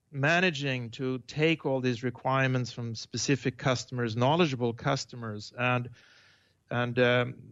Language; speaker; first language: English; non-native, fluent; Swedish